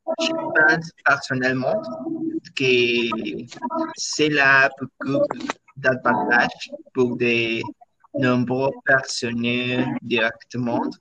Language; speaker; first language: French; non-native, learner; Spanish